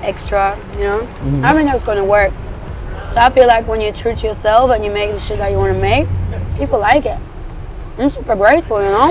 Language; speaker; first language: English; native; English